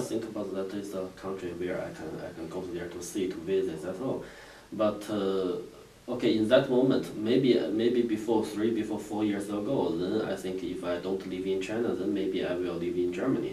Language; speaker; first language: English; non-native, learner; Chinese